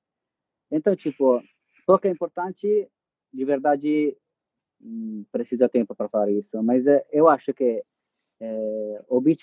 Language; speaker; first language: Portuguese; non-native, fluent; Italian